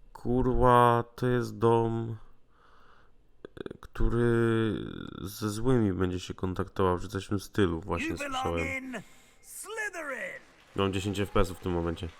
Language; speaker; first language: Polish; native; Polish